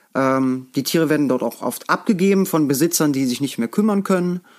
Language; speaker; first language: German; native; German